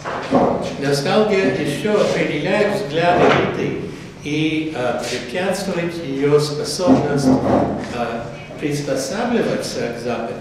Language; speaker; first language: Russian; non-native, fluent; English